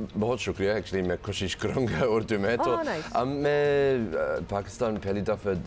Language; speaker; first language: Hindi; non-native, learner; English